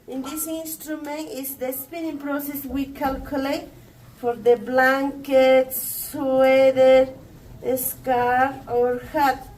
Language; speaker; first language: English; non-native, learner; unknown